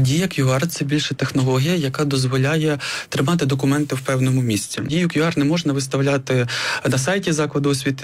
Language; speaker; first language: Ukrainian; native; Ukrainian